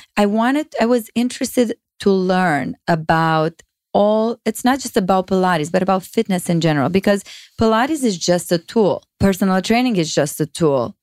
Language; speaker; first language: English; non-native, fluent; Romanian